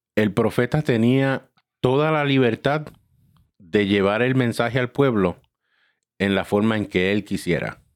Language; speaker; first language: Spanish; early bilingual, heritage; Spanish